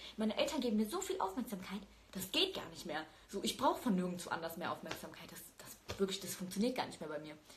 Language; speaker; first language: German; early bilingual, other home language; Turkish